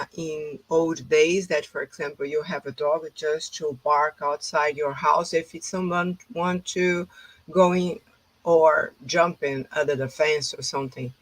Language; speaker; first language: English; non-native, fluent; Portuguese